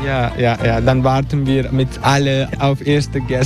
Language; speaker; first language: German; non-native, learner; Turkish